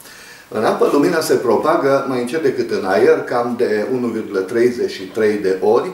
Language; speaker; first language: Romanian; native; Romanian